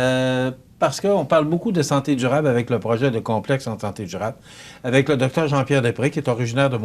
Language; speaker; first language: French; native; French